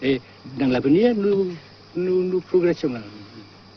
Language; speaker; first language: French; non-native, fluent; Vietnamese